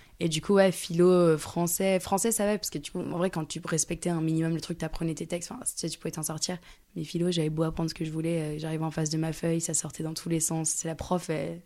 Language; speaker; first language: French; early bilingual, other home language; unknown